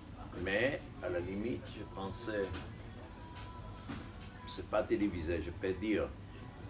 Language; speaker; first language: French; non-native, fluent; Hebrew